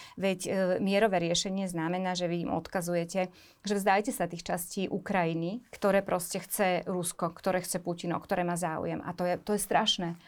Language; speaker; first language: Slovak; native; Slovak